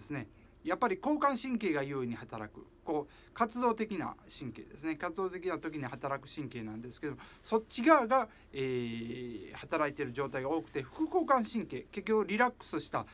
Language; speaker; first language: Japanese; native; Japanese